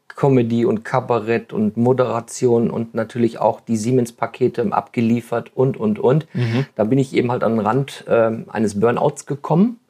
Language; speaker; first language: German; native; German